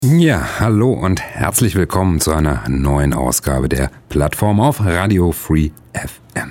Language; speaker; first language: German; native; German